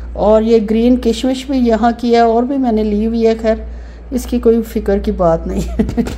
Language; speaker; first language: Urdu; native; Urdu